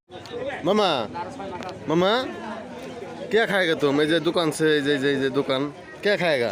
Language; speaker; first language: Hindi; non-native, local second language; Bangla